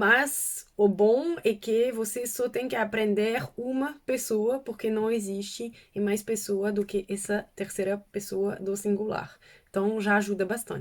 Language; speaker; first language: Portuguese; non-native, fluent; French